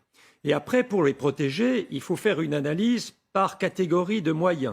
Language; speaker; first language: French; native; French